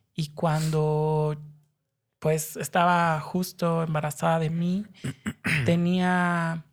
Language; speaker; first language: Spanish; native; Spanish